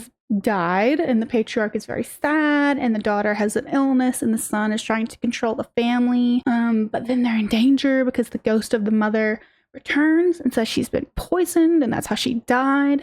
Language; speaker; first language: English; native; English